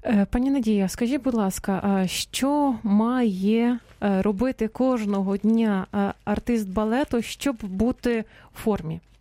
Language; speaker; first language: Ukrainian; native; Ukrainian